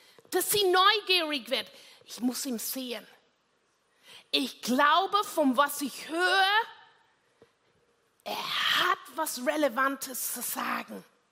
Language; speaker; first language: German; non-native, fluent; English